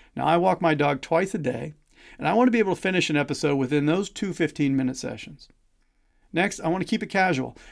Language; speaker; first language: English; native; English